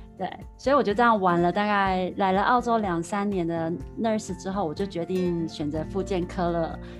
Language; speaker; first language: Chinese; native; Chinese